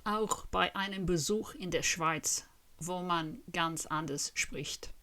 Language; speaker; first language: German; non-native, fluent; English